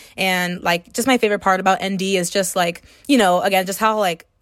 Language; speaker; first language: English; native; English